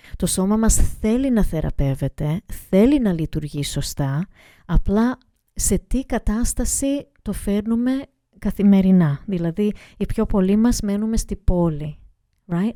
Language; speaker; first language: Greek; early bilingual, heritage; Greek